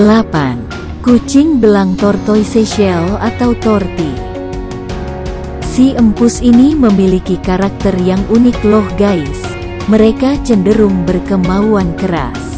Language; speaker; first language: Indonesian; native; Indonesian